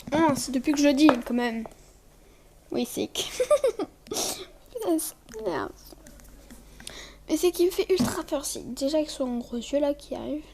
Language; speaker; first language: French; native; French